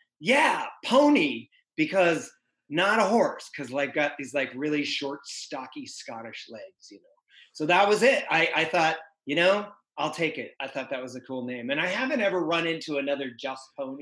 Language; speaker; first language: English; native; English